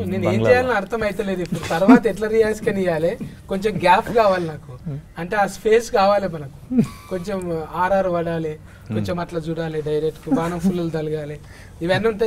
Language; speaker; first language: Telugu; native; Telugu